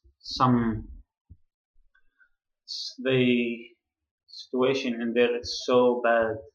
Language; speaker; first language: English; non-native, learner; Arabic